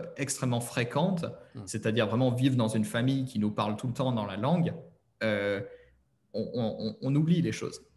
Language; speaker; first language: French; native; French